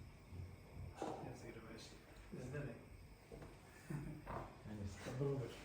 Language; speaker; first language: Russian; non-native, learner; Somali